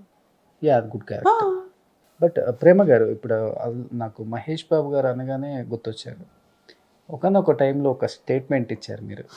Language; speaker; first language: Telugu; native; Telugu